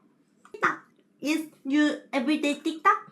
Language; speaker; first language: English; non-native, learner; Korean